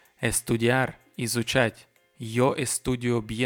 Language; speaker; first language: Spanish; non-native, learner; Russian